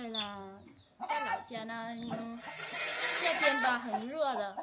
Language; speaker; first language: Chinese; non-native, learner; Vietnamese